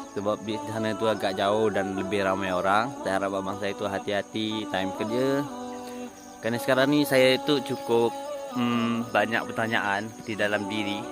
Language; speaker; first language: Malay; non-native, local second language; Iban